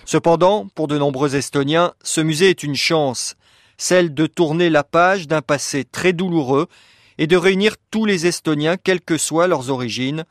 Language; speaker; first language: French; native; French